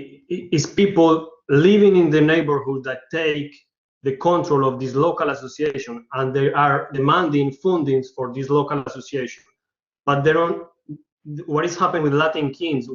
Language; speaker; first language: English; non-native, learner; Spanish